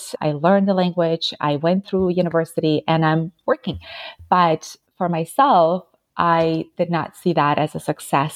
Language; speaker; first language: English; non-native, fluent; Ukrainian